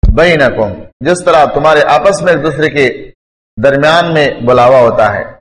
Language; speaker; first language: Urdu; non-native, local second language; Pashto